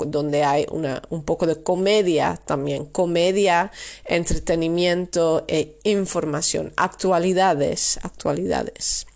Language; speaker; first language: Spanish; non-native, fluent; Dutch